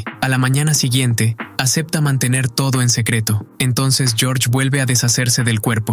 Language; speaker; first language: Spanish; native; Spanish